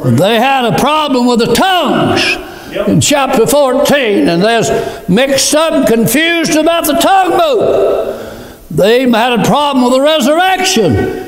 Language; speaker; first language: English; native; English